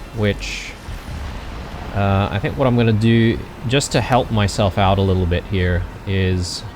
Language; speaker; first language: English; native; English